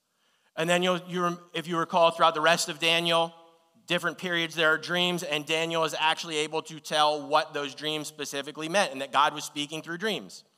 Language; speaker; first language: English; native; English